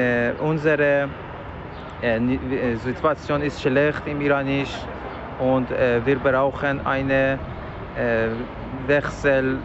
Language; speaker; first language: German; non-native, learner; Persian